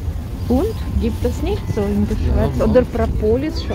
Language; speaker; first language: German; non-native, learner; Russian